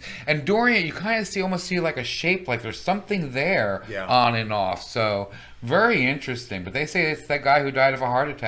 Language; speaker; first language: English; native; English